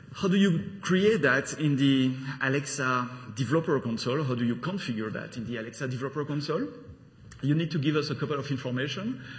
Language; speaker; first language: English; non-native, fluent; French